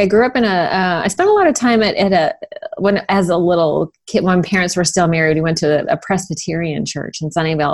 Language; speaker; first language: English; native; English